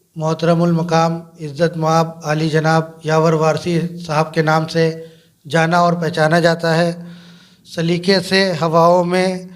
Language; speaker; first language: Urdu; native; Urdu